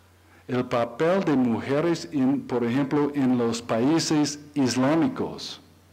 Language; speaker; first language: Spanish; non-native, learner; English